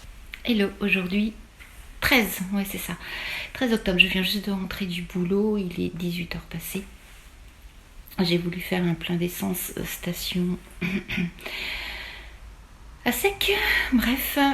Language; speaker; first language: French; native; French